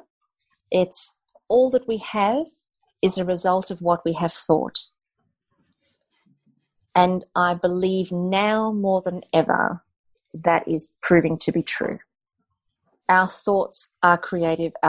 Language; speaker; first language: English; native; English